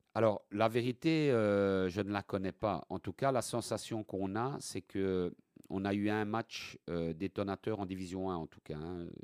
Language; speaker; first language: French; early bilingual, other home language; Italian